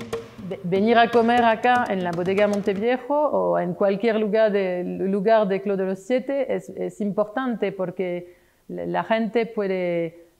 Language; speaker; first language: Spanish; non-native, fluent; French